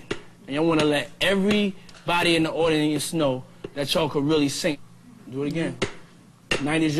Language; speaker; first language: English; native; English